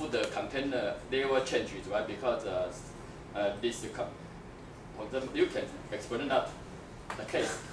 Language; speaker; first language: English; non-native, learner; Chinese